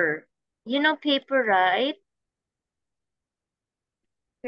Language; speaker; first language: English; non-native, fluent; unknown